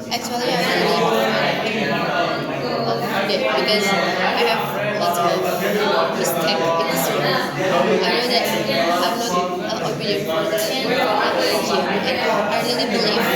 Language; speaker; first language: English; non-native, learner; Indonesian